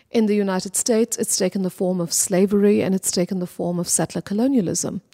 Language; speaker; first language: English; non-native, local second language; Bangla